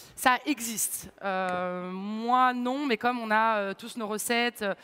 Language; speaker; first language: French; native; French